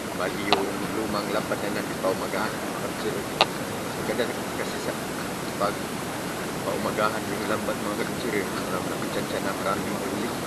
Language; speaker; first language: Filipino; native; Filipino